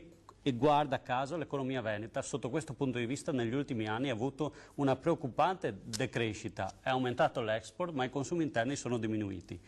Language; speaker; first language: Italian; native; Italian